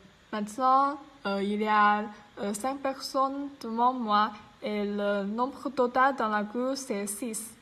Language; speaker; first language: French; non-native, learner; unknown